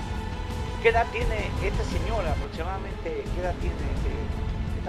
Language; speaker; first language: Spanish; native; Spanish